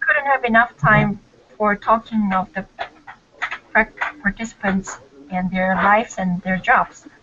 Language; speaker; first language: English; non-native, learner; Korean